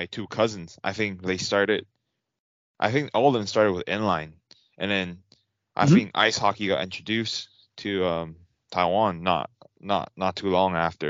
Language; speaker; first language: English; non-native, fluent; Chinese